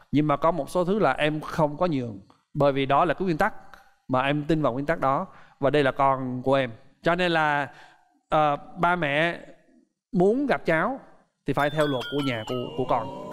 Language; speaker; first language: Vietnamese; non-native, fluent; English